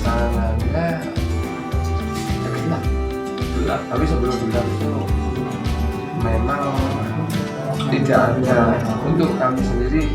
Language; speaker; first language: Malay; non-native, local second language; Javanese